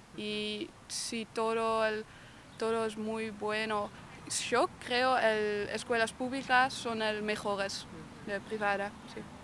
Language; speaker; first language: Spanish; non-native, learner; Dutch